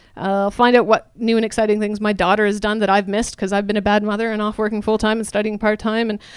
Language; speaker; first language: English; native; English